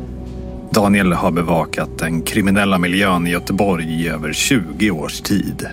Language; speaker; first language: Swedish; native; Swedish